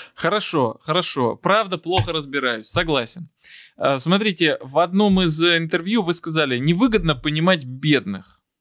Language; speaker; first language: Russian; native; Russian